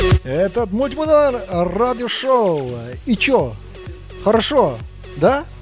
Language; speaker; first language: Russian; non-native, learner; German